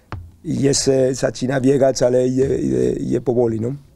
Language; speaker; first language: Polish; non-native, learner; Spanish